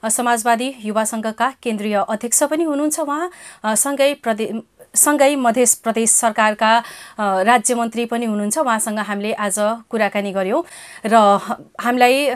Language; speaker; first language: Nepali; non-native, local second language; Maithili